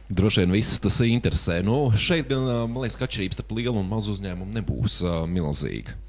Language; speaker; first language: Latvian; native; Latvian